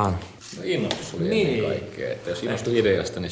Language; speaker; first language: Finnish; native; Finnish